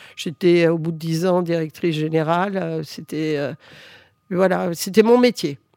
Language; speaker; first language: French; early bilingual, other home language; Spanish